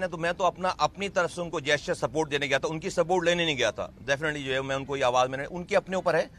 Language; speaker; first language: Urdu; native; Urdu